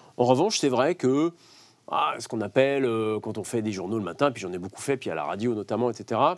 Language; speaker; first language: French; native; French